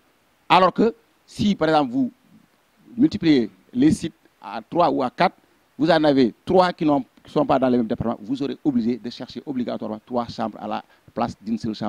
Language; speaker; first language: French; non-native, local second language; Fula